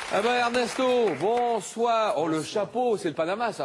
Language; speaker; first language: French; native; French